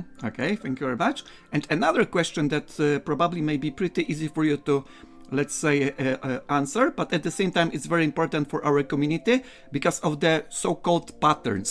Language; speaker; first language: English; non-native, fluent; Polish